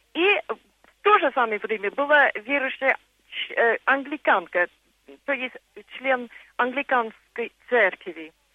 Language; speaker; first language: Russian; non-native, fluent; English